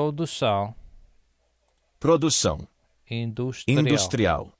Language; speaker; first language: Portuguese; non-native, learner; English